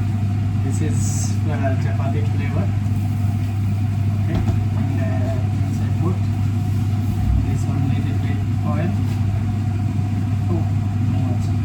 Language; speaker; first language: English; non-native, learner; Hindi